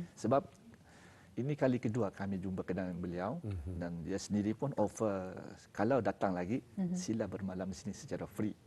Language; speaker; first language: Malay; native; Malay